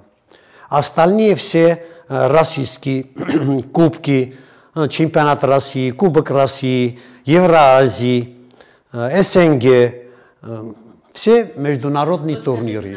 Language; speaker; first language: Russian; non-native, fluent; Armenian